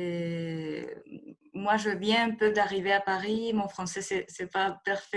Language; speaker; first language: French; non-native, fluent; Spanish